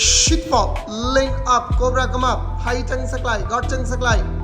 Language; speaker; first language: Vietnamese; non-native, learner; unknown